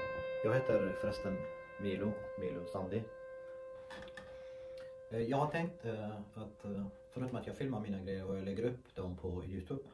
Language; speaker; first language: Swedish; non-native, fluent; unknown